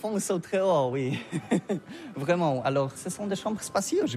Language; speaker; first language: French; non-native, learner; Polish